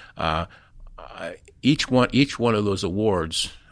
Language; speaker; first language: English; native; English